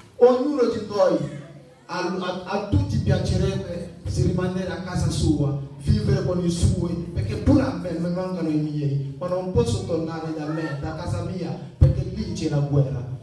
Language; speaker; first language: Italian; non-native, fluent; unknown